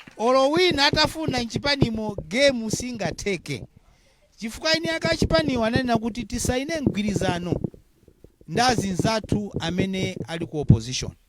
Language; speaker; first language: Nyanja; non-native, local second language; Tumbuka